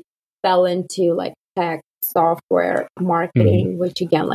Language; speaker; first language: English; non-native, fluent; Russian